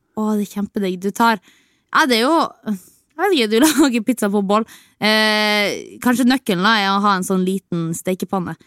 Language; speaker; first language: Norwegian; native; Norwegian